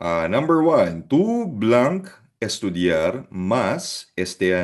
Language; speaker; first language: Spanish; non-native, fluent; Filipino